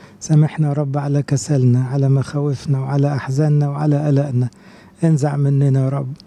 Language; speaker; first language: Arabic; native; Arabic